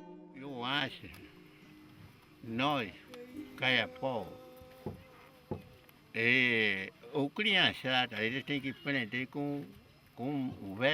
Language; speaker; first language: Portuguese; non-native, local second language; Kayapó